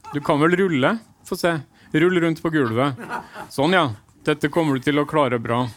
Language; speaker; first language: Norwegian; native; Norwegian